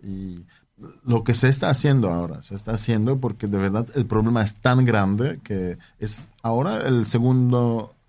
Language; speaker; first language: Spanish; non-native, fluent; Polish